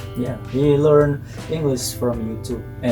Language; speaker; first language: English; non-native, learner; Indonesian